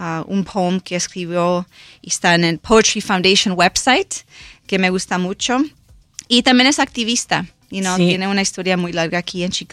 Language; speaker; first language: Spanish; early bilingual, heritage; Spanish